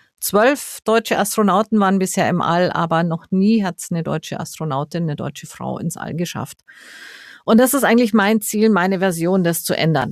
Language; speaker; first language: German; native; German